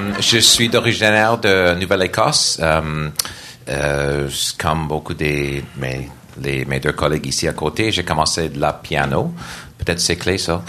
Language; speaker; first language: French; non-native, local second language; English